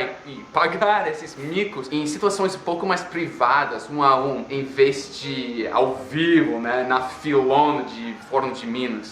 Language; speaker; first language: Portuguese; non-native, fluent; English